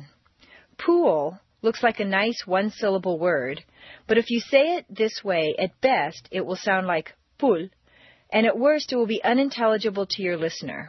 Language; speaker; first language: English; native; English